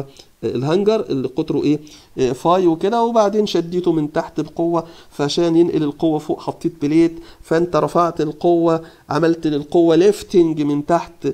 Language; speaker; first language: Arabic; native; Arabic